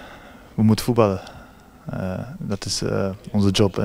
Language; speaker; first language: Dutch; early bilingual, heritage; Japanese